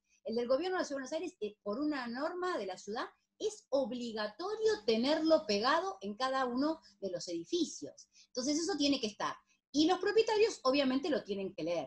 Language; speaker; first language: Spanish; native; Spanish